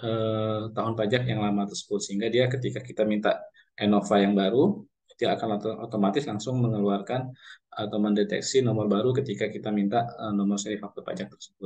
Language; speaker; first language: Indonesian; native; Indonesian